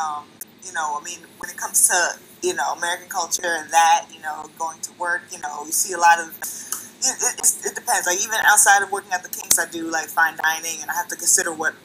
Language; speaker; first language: English; native; English